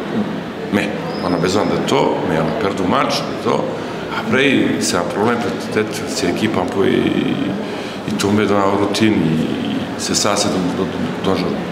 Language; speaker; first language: French; non-native, learner; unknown